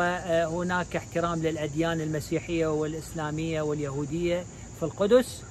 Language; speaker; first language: Arabic; native; Arabic